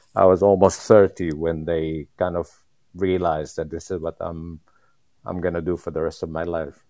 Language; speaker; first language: English; non-native, fluent; Arabic